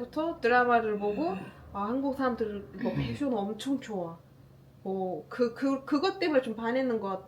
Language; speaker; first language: Korean; non-native, learner; Turkish